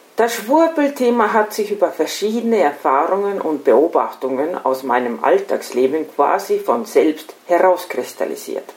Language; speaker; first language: German; non-native, fluent; Estonian